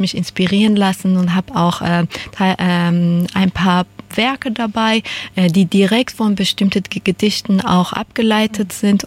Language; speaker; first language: German; non-native, fluent; Persian